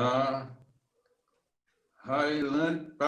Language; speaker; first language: English; non-native, learner; Portuguese